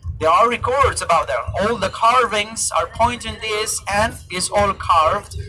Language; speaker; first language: English; non-native, fluent; Spanish